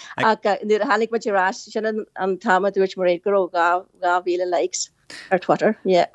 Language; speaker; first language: Irish; native; Irish